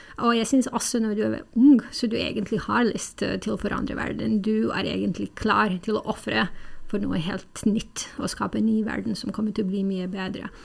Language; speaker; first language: Norwegian; non-native, fluent; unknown